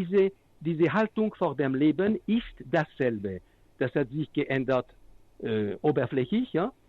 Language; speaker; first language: German; non-native, fluent; French